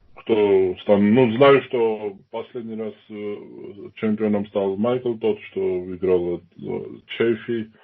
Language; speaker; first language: Russian; non-native, fluent; Georgian